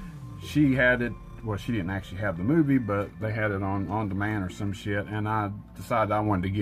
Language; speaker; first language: English; native; English